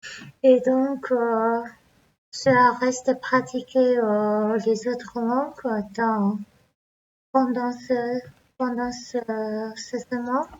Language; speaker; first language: French; non-native, learner; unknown